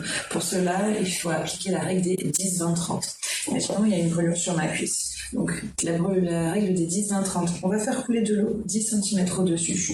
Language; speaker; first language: French; native; French